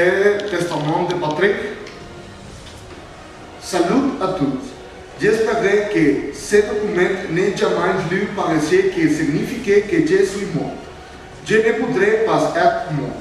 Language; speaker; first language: French; non-native, learner; Spanish